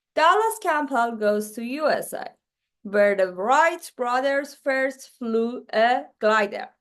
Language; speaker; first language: English; non-native, learner; Persian